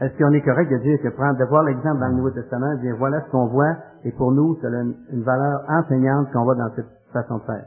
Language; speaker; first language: French; native; French